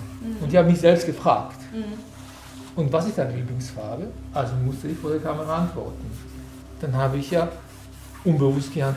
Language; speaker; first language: German; non-native, fluent; Georgian